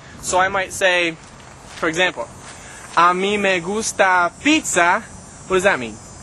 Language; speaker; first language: English; native; English